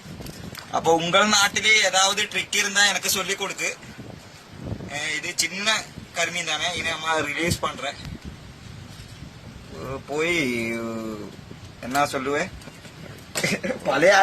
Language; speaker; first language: Tamil; non-native, learner; Malayalam